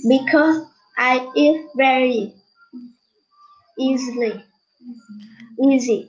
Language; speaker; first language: English; non-native, learner; Vietnamese